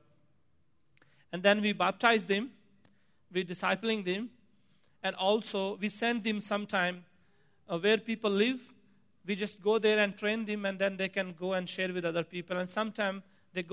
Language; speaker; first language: English; non-native, local second language; Punjabi